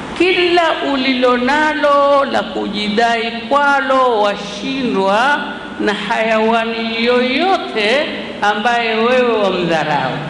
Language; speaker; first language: Swahili; native; Swahili